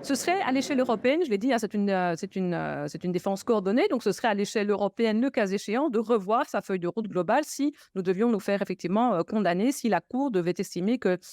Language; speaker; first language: French; native; French